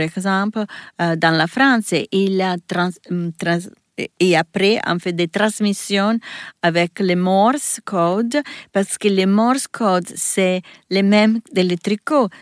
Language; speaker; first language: French; non-native, learner; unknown